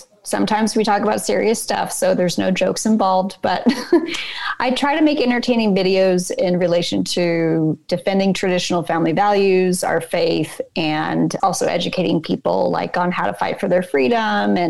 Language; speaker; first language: English; native; English